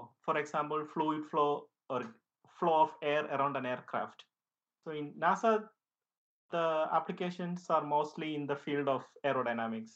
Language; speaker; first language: English; non-native, local second language; Malayalam